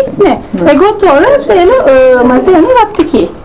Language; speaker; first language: Greek; non-native, local second language; Turkish